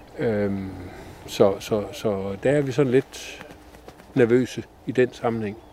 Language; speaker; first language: Danish; native; Danish